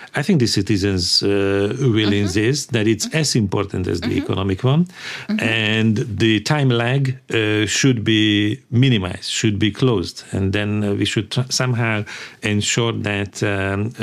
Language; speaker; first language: English; non-native, fluent; Hungarian